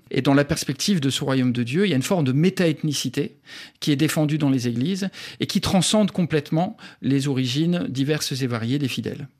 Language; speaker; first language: French; native; French